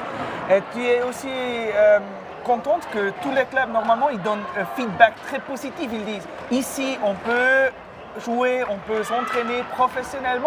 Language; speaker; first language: French; non-native, fluent; German